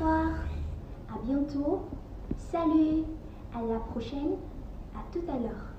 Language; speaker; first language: French; non-native, learner; Vietnamese